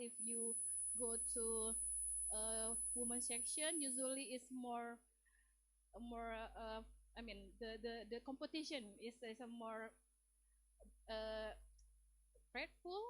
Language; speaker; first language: English; non-native, learner; Indonesian